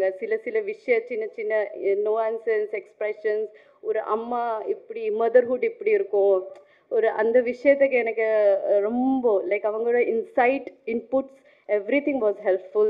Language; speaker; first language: Tamil; non-native, fluent; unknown